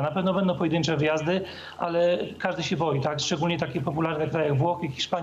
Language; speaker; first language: Polish; native; Polish